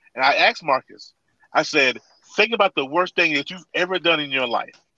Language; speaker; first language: English; native; English